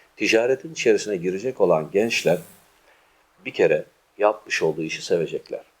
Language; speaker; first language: Turkish; native; Turkish